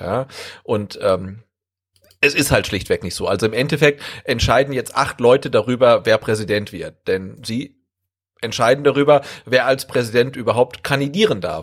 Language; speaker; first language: German; native; German